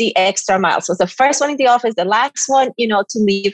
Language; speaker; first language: English; non-native, fluent; Spanish